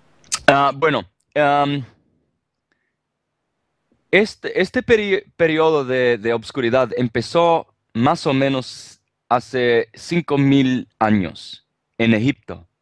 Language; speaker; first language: Spanish; non-native, fluent; Italian